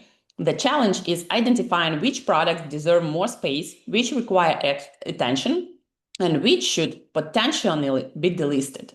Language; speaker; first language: English; non-native, fluent; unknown